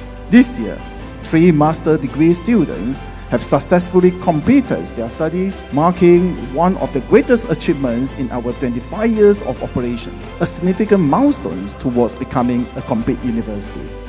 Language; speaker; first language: English; non-native, local second language; Chinese